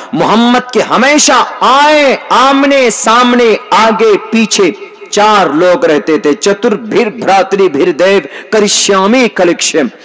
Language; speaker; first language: Urdu; native; Urdu